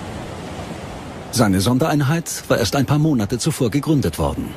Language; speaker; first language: German; native; German